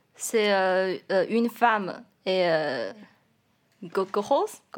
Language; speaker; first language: French; non-native, learner; Chinese